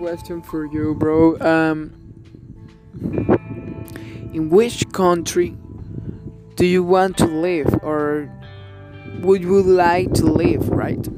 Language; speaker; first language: English; non-native, learner; Spanish